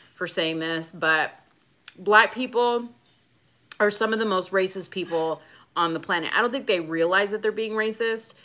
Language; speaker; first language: English; native; English